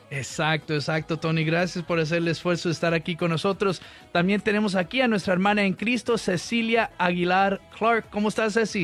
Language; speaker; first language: Spanish; early bilingual, heritage; Spanish